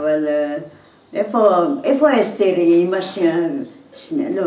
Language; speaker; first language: Hebrew; non-native, learner; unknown